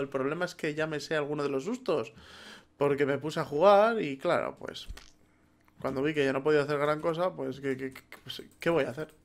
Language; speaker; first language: Spanish; native; Spanish